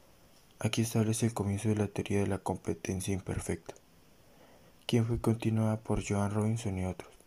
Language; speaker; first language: Spanish; native; Spanish